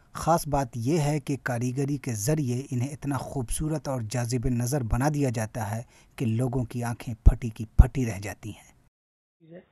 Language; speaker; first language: Urdu; native; Urdu